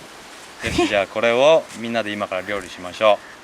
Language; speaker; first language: Japanese; native; Japanese